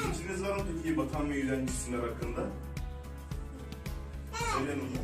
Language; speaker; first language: Turkish; native; Turkish